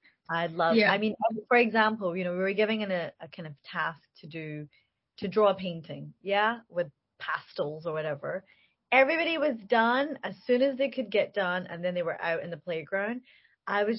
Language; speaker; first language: English; native; English